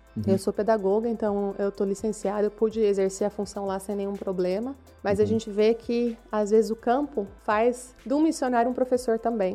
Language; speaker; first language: Portuguese; native; Portuguese